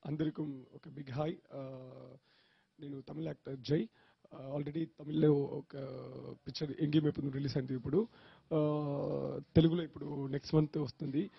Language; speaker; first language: Telugu; non-native, learner; Tamil